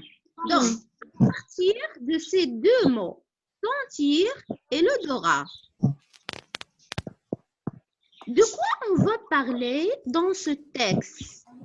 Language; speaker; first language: French; non-native, local second language; Arabic